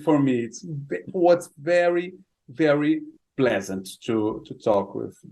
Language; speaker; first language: English; non-native, fluent; Portuguese